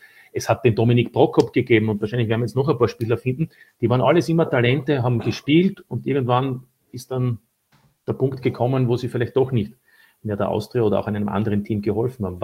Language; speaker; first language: German; native; German